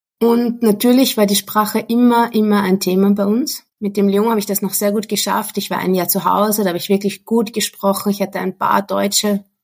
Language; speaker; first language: German; native; German